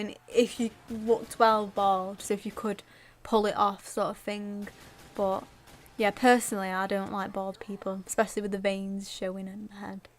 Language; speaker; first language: English; native; English